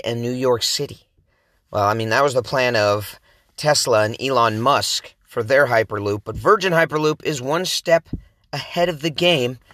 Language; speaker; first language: English; native; English